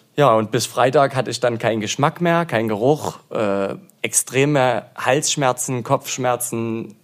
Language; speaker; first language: German; native; German